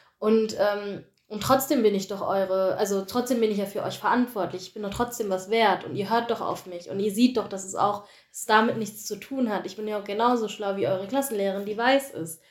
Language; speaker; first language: German; early bilingual, other home language; Tamil